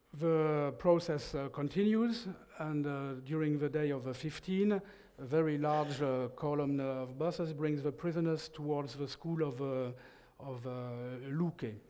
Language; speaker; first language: English; non-native, fluent; French